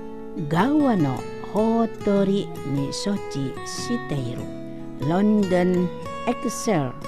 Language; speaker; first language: Japanese; non-native, fluent; Indonesian